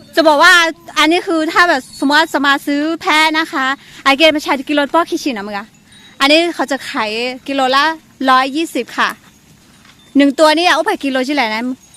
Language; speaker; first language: Thai; non-native, local second language; Karen languages